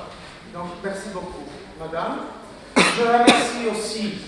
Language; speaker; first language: French; non-native, fluent; Polish